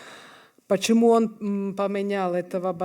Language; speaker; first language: Russian; non-native, fluent; Serbian